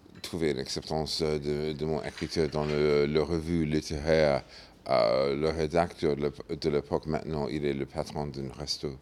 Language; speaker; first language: French; non-native, fluent; English